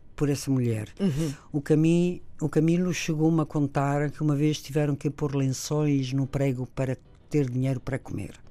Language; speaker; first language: Portuguese; non-native, fluent; Italian